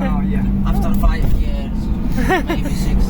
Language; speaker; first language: English; non-native, learner; Arabic